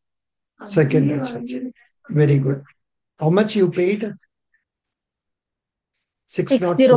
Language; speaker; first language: English; non-native, local second language; Telugu